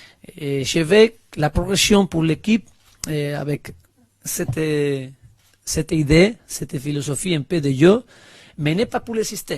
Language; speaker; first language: French; non-native, learner; Spanish